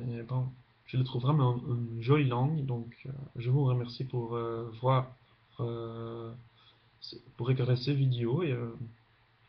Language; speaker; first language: French; non-native, fluent; Dutch